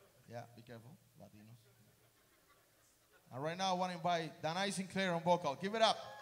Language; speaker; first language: English; non-native, fluent; Spanish